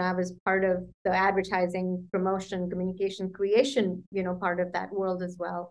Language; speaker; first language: English; non-native, local second language; Punjabi